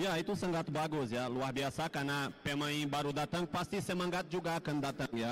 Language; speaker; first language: Indonesian; non-native, fluent; Portuguese